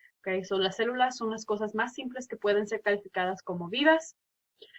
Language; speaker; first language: Spanish; early bilingual, heritage; Spanish